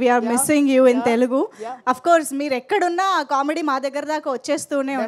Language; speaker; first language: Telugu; native; Telugu